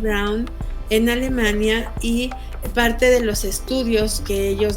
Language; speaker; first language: Spanish; native; Spanish